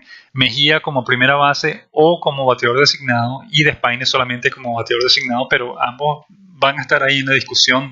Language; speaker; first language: Spanish; native; Spanish